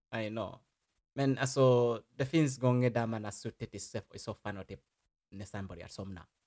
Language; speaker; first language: Swedish; non-native, fluent; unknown